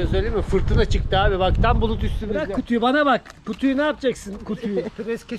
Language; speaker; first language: Turkish; native; Turkish